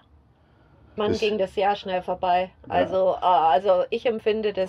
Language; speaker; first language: German; native; German